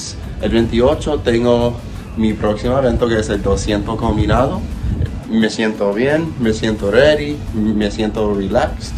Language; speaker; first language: Spanish; early bilingual, heritage; English